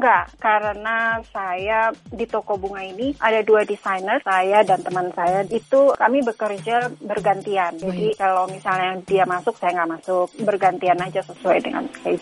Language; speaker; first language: Indonesian; native; Indonesian